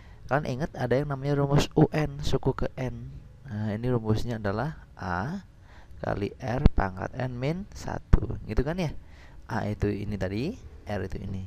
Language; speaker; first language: Indonesian; native; Indonesian